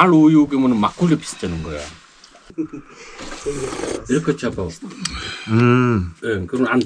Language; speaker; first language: Korean; non-native, learner; Mongolian